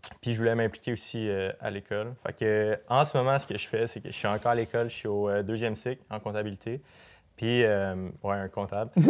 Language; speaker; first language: French; native; French